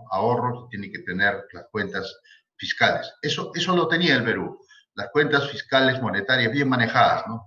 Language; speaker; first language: Spanish; native; Spanish